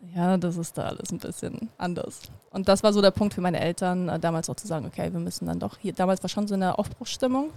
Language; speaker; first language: German; early bilingual, other home language; Russian